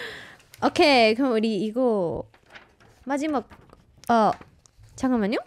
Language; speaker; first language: Korean; non-native, fluent; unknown